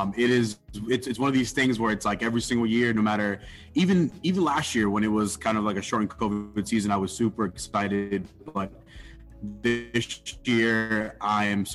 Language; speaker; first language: English; native; English